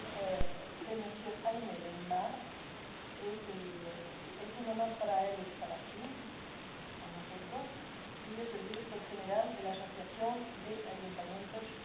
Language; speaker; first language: Spanish; non-native, fluent; French